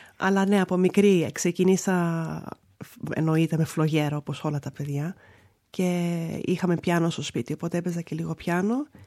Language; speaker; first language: Greek; early bilingual, other home language; English